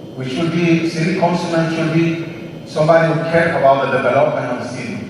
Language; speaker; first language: English; non-native, learner; Spanish